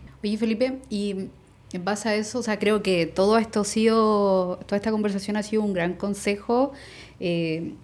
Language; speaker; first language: Spanish; native; Spanish